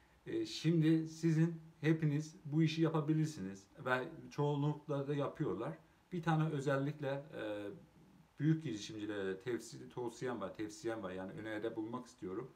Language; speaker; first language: Turkish; non-native, local second language; Azerbaijani